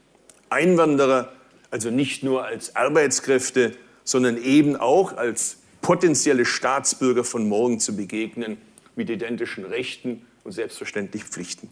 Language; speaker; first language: German; early bilingual, other home language; Turkish